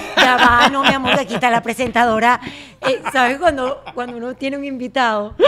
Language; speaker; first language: Spanish; native; Spanish